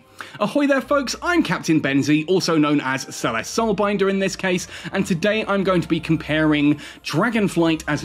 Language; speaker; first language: English; native; English